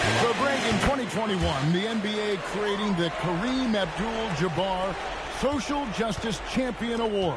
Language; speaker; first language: English; native; English